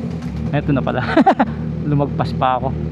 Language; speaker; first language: Filipino; native; Filipino